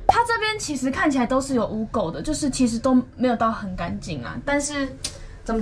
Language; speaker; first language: Chinese; native; Chinese